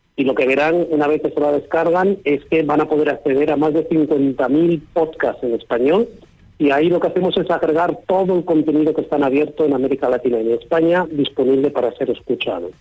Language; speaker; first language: Spanish; native; Spanish